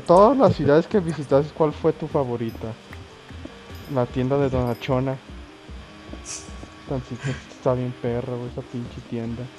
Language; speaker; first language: Spanish; native; Spanish